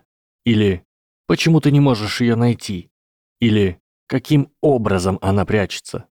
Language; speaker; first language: Russian; native; Russian